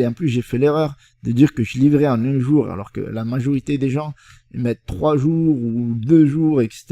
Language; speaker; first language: French; native; French